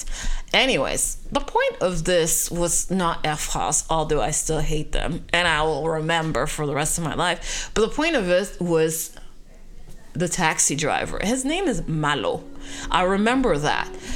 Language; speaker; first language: English; non-native, fluent; French